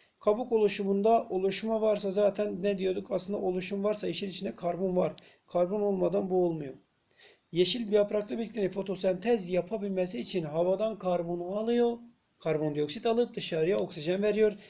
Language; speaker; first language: Turkish; native; Turkish